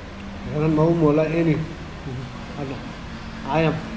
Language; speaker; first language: Indonesian; non-native, learner; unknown